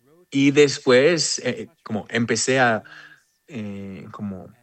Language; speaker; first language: Spanish; non-native, fluent; Hebrew